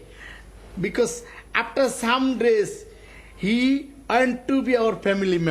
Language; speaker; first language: English; non-native, learner; Bangla